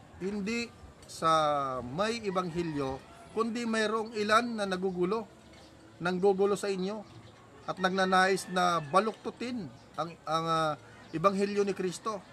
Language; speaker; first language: Filipino; non-native, local second language; Iloko